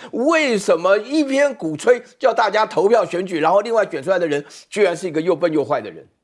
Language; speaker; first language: Chinese; native; Chinese